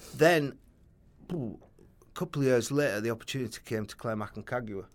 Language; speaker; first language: English; native; English